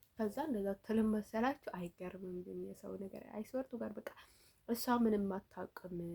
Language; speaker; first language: Amharic; native; Amharic